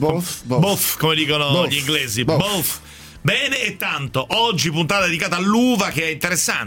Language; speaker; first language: Italian; native; Italian